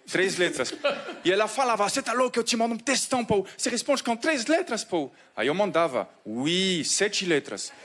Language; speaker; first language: Portuguese; non-native, fluent; French